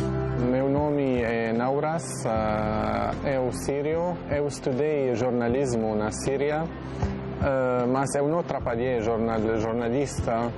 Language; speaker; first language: Portuguese; non-native, learner; Arabic